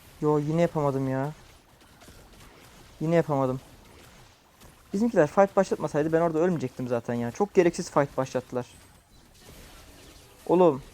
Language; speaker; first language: Turkish; native; Turkish